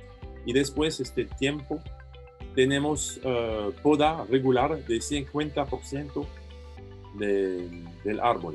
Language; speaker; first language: Spanish; non-native, fluent; French